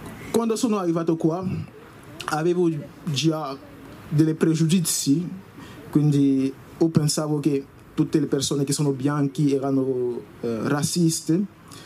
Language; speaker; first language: Italian; non-native, learner; French